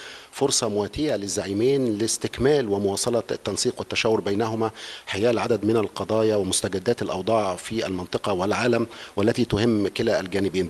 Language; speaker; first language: Arabic; native; Arabic